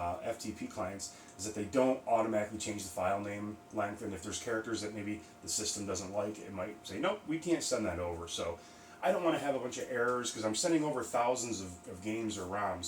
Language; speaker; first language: English; native; English